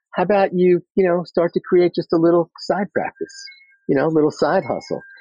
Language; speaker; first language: English; native; English